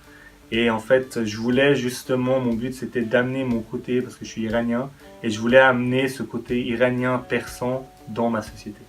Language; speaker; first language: French; early bilingual, other home language; Persian